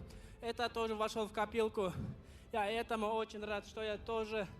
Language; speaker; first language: Russian; non-native, fluent; Kyrgyz